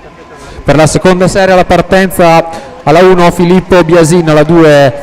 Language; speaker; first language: Italian; native; Italian